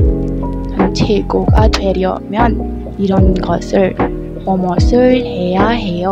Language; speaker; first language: Korean; non-native, learner; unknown